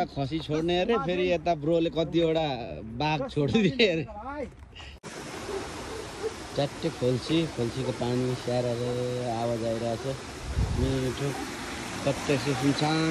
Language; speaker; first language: Nepali; native; Nepali